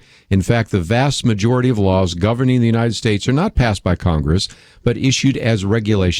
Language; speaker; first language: English; native; English